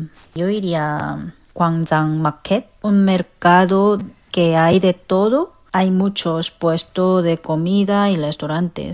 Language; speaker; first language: Spanish; non-native, fluent; Korean